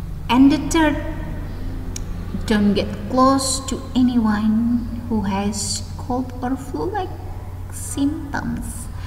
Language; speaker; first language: English; non-native, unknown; Indonesian